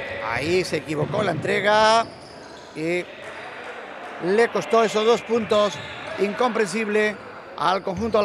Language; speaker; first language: Spanish; native; Spanish